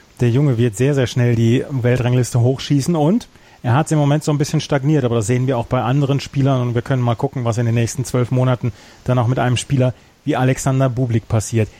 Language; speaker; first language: German; native; German